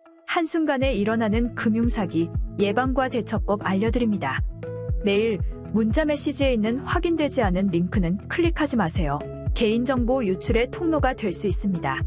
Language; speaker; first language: Korean; native; Korean